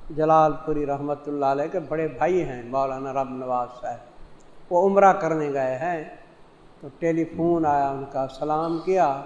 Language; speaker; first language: Urdu; non-native, local second language; Punjabi